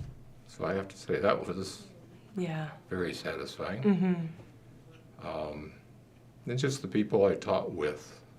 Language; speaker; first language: English; native; English